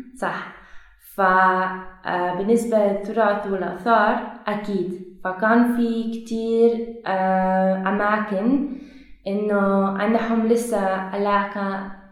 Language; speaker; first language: Arabic; non-native, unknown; Dutch